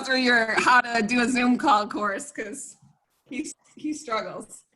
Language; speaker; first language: English; native; English